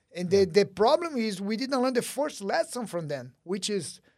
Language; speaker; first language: English; early bilingual, other home language; Portuguese